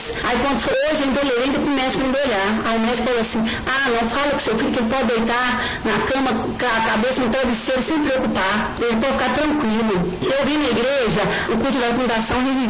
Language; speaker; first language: Portuguese; native; Portuguese